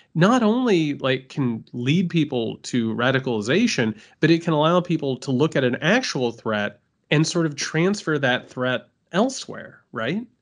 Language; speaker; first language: English; native; English